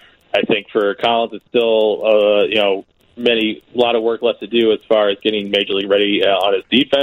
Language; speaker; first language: English; native; English